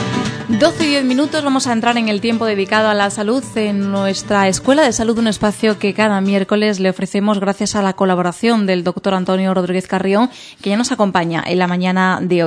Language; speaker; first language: Spanish; native; Spanish